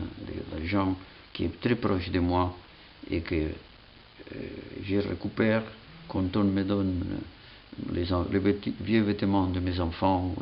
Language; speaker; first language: French; non-native, fluent; Catalan